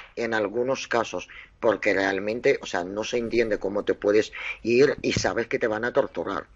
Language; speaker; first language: Spanish; non-native, fluent; Russian